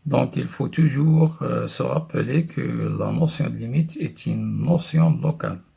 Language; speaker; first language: French; non-native, local second language; Arabic